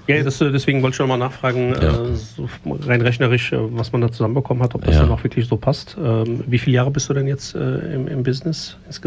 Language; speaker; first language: German; native; German